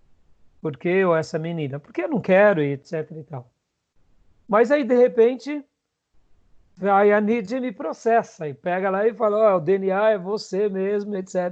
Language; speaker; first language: Portuguese; native; Portuguese